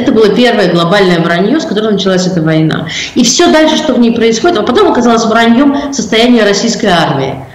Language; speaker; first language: Russian; native; Russian